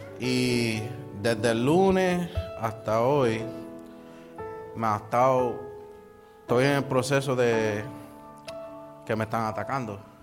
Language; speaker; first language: Spanish; native; Spanish